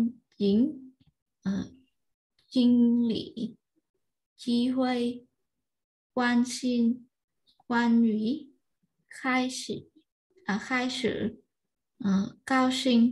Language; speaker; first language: Chinese; non-native, learner; Vietnamese